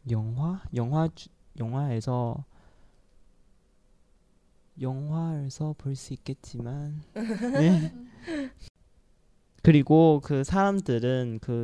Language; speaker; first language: Korean; non-native, learner; Chinese